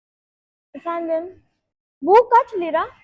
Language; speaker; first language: Turkish; non-native, learner; Hindi